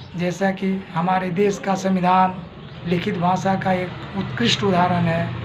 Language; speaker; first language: Hindi; native; Hindi